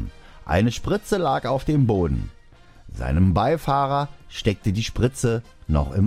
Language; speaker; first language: German; native; German